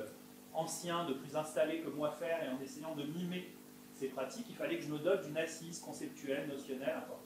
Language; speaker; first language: French; native; French